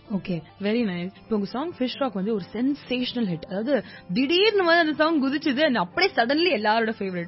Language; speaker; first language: Tamil; native; Tamil